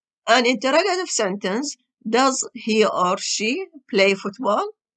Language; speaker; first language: English; non-native, fluent; Arabic